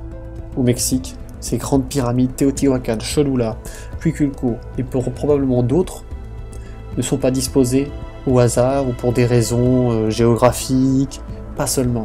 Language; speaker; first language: French; native; French